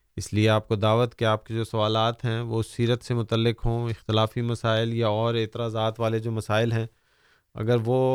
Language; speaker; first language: Urdu; native; Urdu